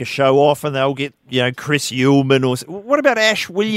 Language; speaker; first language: English; native; English